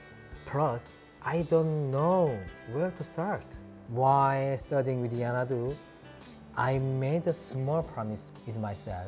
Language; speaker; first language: English; non-native, learner; Korean